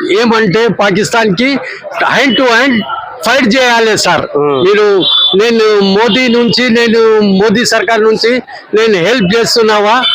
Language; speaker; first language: Telugu; non-native, local second language; Urdu